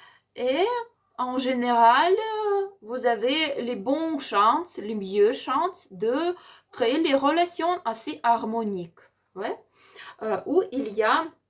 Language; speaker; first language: French; non-native, learner; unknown